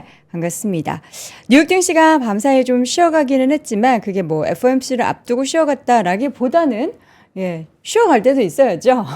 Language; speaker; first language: Korean; native; Korean